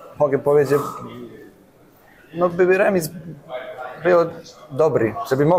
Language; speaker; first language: Polish; non-native, fluent; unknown